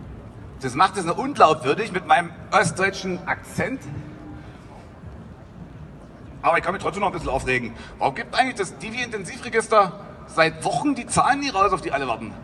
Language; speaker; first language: German; native; German